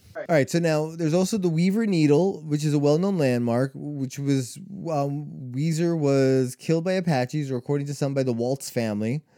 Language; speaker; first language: English; native; English